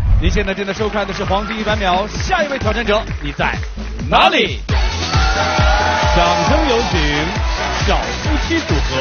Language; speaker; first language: Chinese; native; Chinese